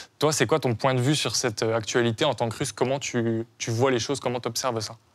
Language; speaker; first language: French; native; French